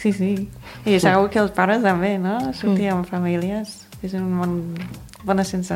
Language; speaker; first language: Catalan; non-native, fluent; English